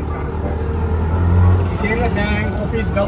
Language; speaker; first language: English; non-native, learner; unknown